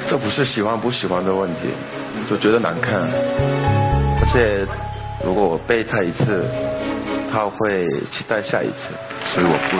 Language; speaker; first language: Chinese; non-native, fluent; Korean